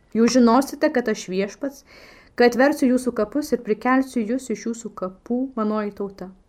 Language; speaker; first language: Lithuanian; non-native, fluent; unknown